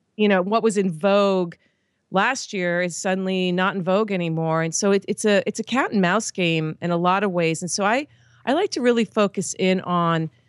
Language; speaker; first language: English; native; English